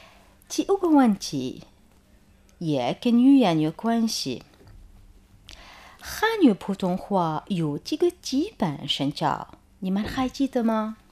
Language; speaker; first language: Chinese; non-native, fluent; Arabic